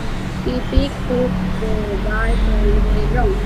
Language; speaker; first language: English; non-native, learner; Spanish